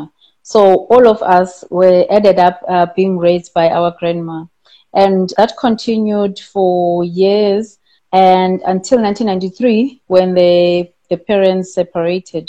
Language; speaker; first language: English; non-native, local second language; Xhosa